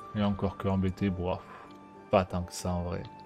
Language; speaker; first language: French; native; French